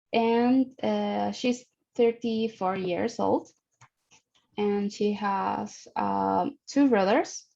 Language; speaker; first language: English; non-native, learner; Spanish